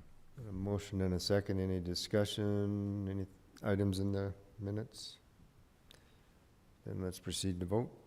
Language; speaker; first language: English; native; English